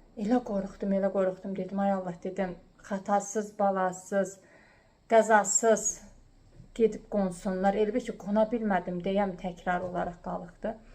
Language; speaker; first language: Azerbaijani; native; Azerbaijani